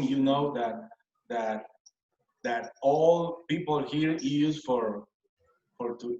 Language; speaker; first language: English; non-native, learner; Spanish